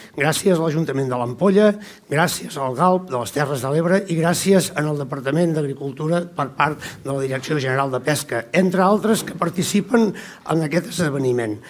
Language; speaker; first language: Catalan; native; Catalan